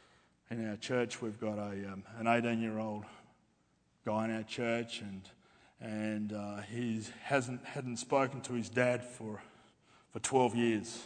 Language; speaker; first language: English; native; English